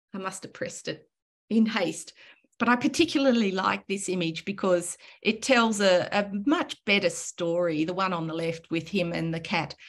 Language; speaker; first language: English; native; English